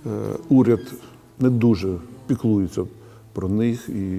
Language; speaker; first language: Ukrainian; non-native, local second language; Russian